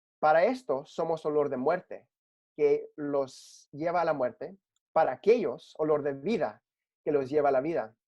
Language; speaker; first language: Spanish; early bilingual, heritage; Spanish